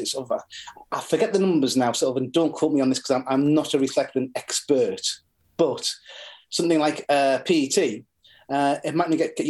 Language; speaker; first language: English; native; English